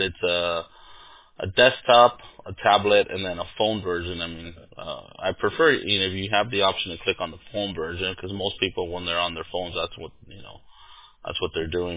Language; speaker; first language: English; early bilingual, other home language; Spanish